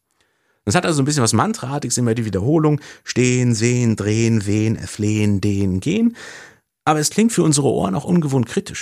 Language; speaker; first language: German; native; German